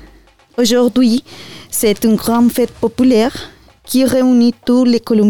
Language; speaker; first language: French; non-native, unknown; Spanish